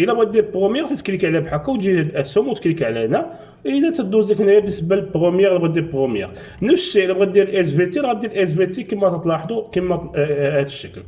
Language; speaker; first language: Arabic; native; Arabic